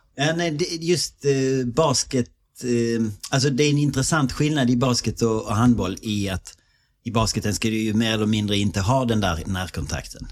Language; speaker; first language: Swedish; native; Swedish